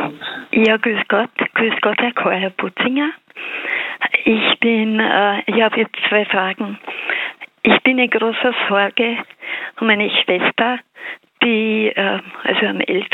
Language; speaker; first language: German; native; German